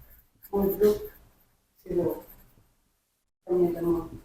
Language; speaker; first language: Russian; non-native, local second language; Kyrgyz